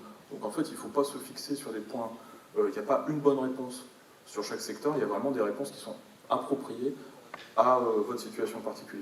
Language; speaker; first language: French; native; French